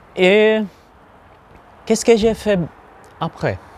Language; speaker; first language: French; non-native, learner; Portuguese